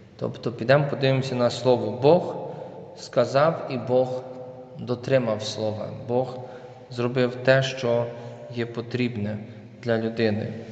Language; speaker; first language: Ukrainian; native; Ukrainian